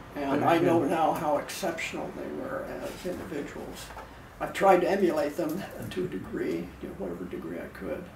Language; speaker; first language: English; native; English